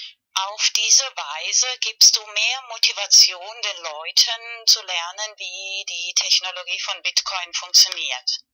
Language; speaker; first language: German; non-native, fluent; Spanish